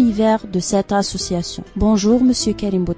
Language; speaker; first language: French; non-native, local second language; Arabic